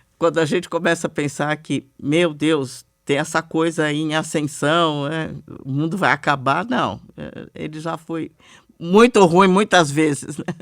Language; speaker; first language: Portuguese; native; Portuguese